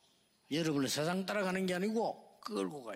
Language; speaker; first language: Korean; native; Korean